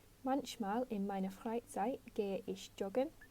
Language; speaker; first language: German; non-native, fluent; English